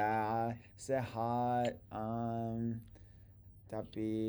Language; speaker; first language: Indonesian; non-native, learner; English